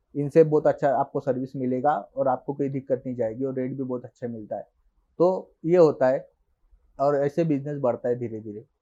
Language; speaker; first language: Hindi; non-native, local second language; Marathi